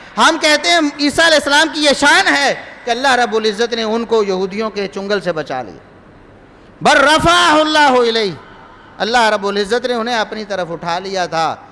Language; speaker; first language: Urdu; non-native, local second language; Punjabi